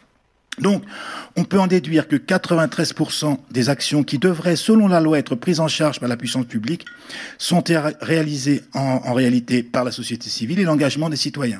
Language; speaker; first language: French; native; French